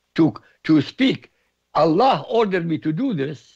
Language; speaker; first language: English; non-native, fluent; Arabic